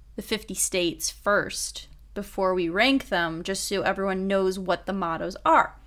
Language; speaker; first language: English; native; English